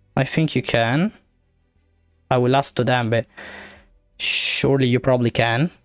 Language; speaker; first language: English; non-native, fluent; Italian